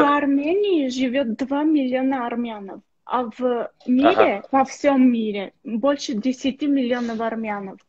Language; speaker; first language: Russian; non-native, local second language; Armenian